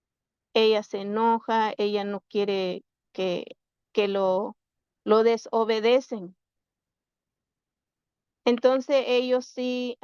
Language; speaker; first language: Spanish; non-native, local second language; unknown